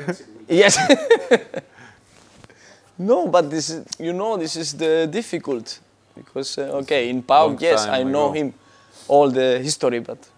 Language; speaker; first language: English; non-native, learner; Spanish